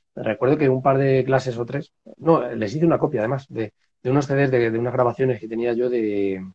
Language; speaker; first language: Spanish; native; Spanish